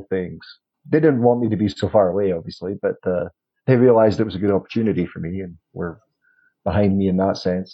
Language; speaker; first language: English; native; English